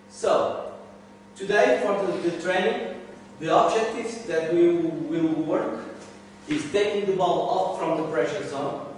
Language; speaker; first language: English; non-native, learner; Portuguese